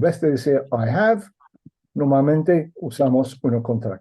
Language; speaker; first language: Spanish; non-native, fluent; English